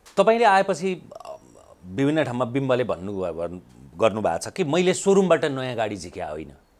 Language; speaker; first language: Nepali; native; Nepali